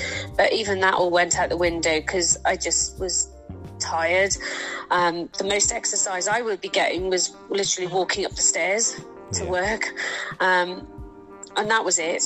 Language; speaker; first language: English; native; English